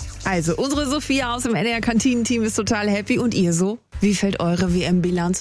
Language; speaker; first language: German; native; German